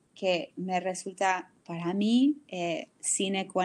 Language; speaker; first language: Spanish; non-native, fluent; English